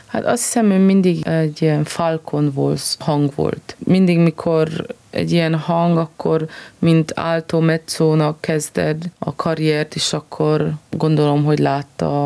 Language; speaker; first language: Hungarian; non-native, fluent; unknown